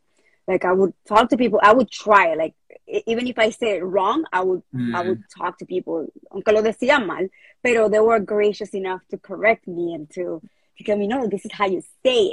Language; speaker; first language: English; early bilingual, other home language; Spanish